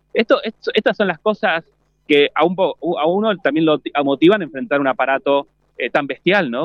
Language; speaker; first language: Spanish; native; Spanish